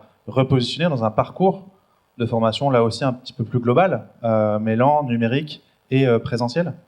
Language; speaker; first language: French; native; French